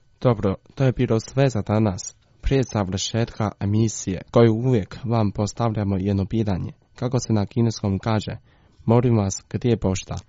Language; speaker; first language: Croatian; non-native, fluent; Chinese